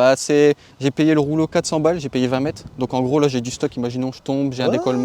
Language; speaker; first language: French; native; French